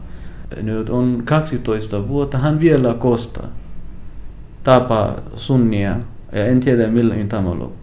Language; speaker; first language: Finnish; non-native, learner; Arabic